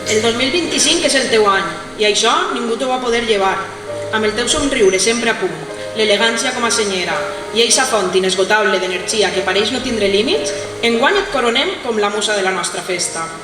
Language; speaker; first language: Catalan; native; Catalan